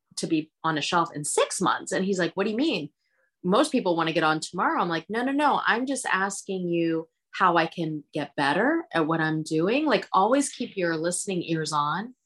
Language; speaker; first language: English; early bilingual, other home language; Hindi